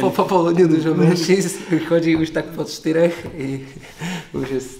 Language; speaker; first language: Polish; non-native, learner; Slovak